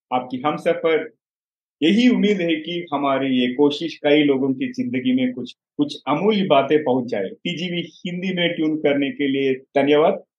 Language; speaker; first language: Hindi; non-native, local second language; Telugu